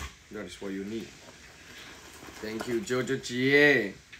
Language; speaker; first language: English; non-native, learner; Chinese